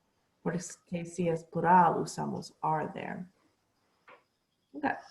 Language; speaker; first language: Spanish; non-native, learner; English